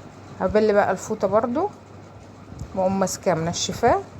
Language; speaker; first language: Arabic; native; Arabic